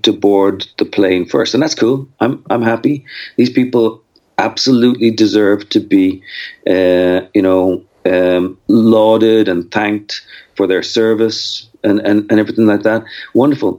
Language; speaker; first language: English; native; English